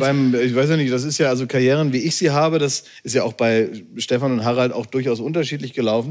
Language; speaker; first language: German; native; German